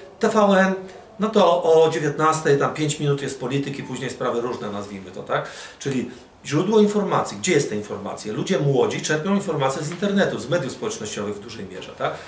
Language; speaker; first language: Polish; early bilingual, other home language; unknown